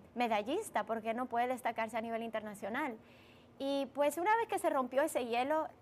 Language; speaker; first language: Spanish; early bilingual, other home language; Bulgarian